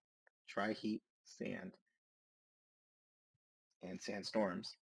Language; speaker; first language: English; native; English